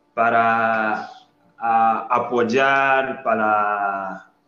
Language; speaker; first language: Spanish; non-native, learner; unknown